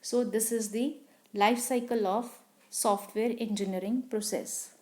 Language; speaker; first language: English; non-native, local second language; Punjabi